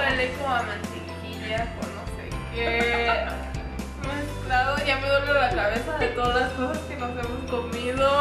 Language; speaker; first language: Spanish; early bilingual, other home language; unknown